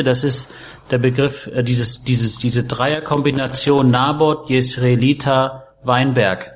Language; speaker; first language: German; native; German